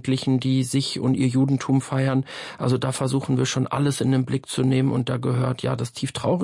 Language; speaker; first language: German; native; German